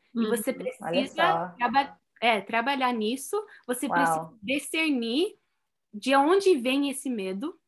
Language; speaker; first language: Portuguese; early bilingual, heritage; Portuguese